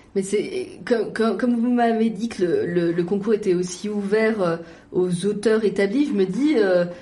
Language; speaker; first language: French; native; French